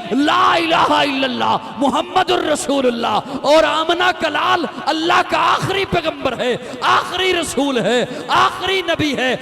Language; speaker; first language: Urdu; non-native, local second language; Punjabi